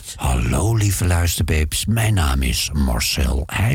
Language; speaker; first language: Dutch; native; Dutch